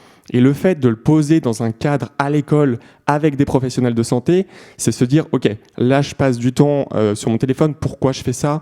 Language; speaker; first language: French; native; French